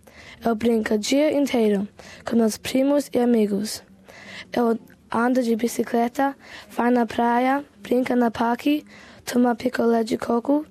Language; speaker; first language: Portuguese; early bilingual, heritage; Portuguese